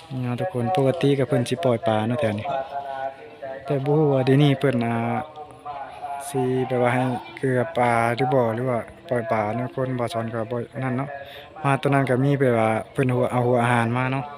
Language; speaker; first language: Thai; non-native, local second language; Lao